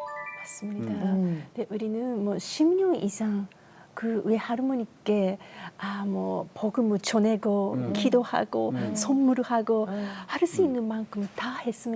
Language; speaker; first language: Korean; non-native, learner; Japanese